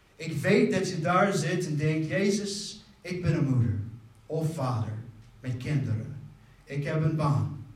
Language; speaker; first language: Dutch; non-native, fluent; English